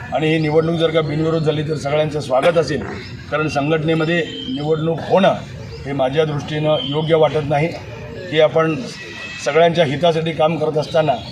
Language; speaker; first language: Marathi; native; Marathi